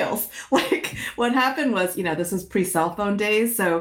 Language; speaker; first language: English; early bilingual, other home language; Min Nan Chinese